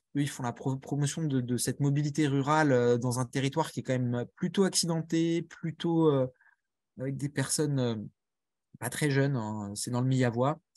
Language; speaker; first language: French; native; French